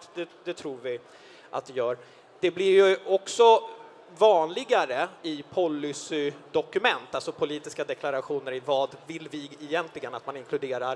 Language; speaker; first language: Swedish; native; Swedish